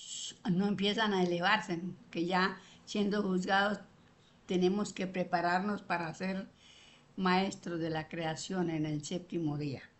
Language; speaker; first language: Spanish; native; Spanish